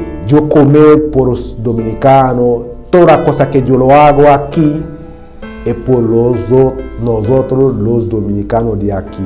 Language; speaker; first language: Spanish; non-native, learner; Haitian Creole